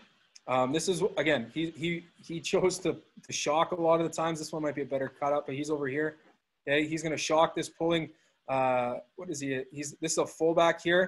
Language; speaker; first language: English; native; English